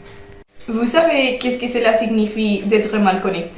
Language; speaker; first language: French; non-native, learner; Spanish